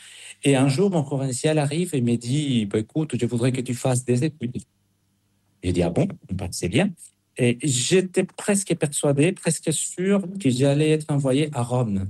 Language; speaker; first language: French; non-native, fluent; Spanish